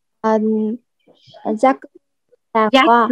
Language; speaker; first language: Japanese; non-native, learner; Vietnamese